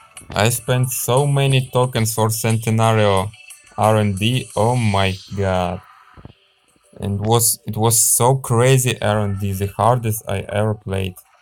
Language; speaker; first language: English; non-native, learner; Russian